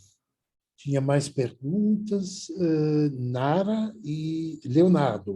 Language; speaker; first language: Portuguese; non-native, fluent; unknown